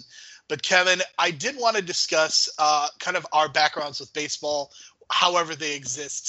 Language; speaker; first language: English; native; English